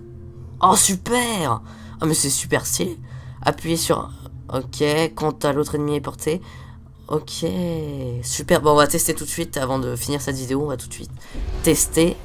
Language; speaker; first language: French; native; French